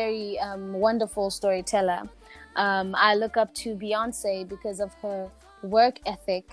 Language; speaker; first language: English; non-native, local second language; Zulu